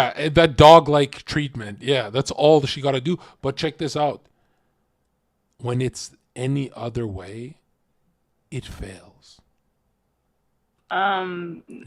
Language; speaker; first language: English; native; English